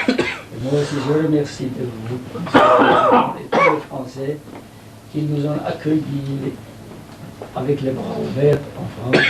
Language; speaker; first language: French; non-native, fluent; Persian